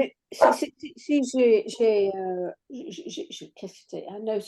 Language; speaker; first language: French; non-native, learner; English